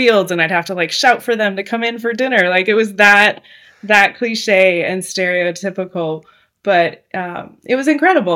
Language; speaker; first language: English; native; English